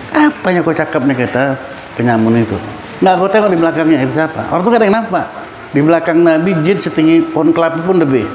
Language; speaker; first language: Indonesian; non-native, local second language; Minangkabau